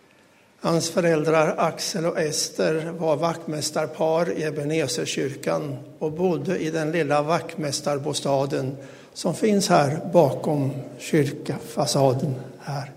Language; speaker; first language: Swedish; native; Swedish